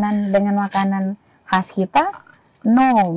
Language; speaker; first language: Indonesian; native; Indonesian